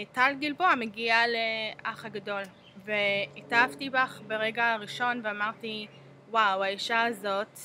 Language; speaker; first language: Hebrew; early bilingual, heritage; Hebrew